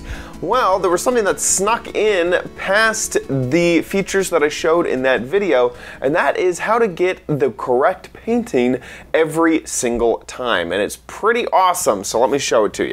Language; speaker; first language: English; native; English